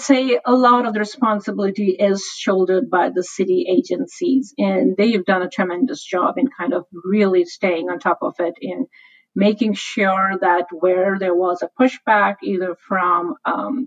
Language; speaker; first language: English; non-native, local second language; Hindi